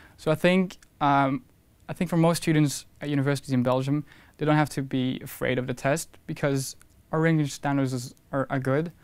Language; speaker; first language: English; non-native, fluent; Dutch